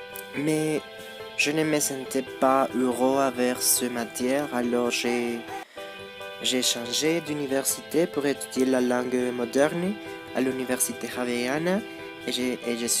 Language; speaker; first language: French; non-native, learner; Spanish